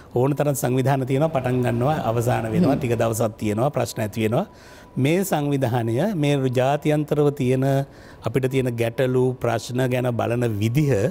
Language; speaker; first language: Sinhala; native; Sinhala